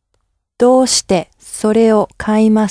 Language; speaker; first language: Japanese; non-native, learner; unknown